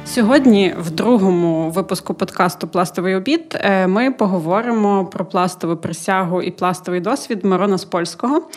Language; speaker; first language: Ukrainian; native; Ukrainian